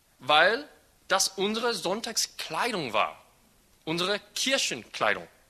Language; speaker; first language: German; non-native, fluent; English